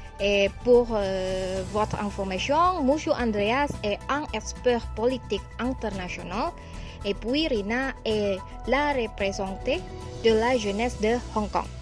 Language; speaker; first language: French; non-native, learner; Cantonese